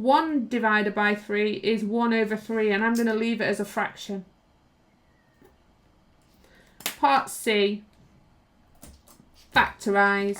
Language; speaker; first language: English; native; English